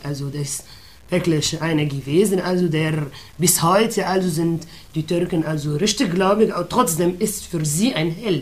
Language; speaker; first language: German; non-native, fluent; Arabic